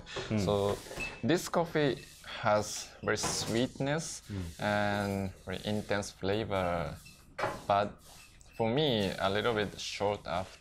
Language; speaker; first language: English; non-native, learner; Japanese